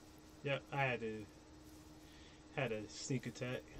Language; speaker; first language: English; native; English